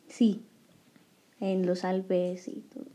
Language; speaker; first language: Spanish; non-native, learner; French